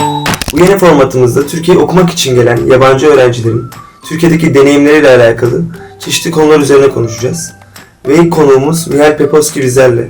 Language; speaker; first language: Turkish; native; Turkish